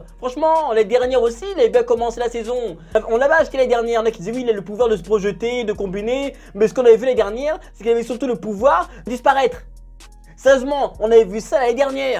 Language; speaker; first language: French; native; French